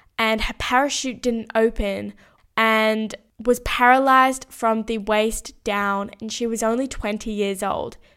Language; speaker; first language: English; native; English